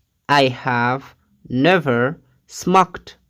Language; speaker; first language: English; non-native, fluent; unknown